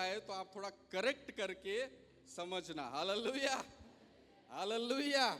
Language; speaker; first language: Hindi; non-native, local second language; Gujarati